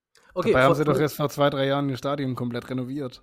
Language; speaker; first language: German; native; German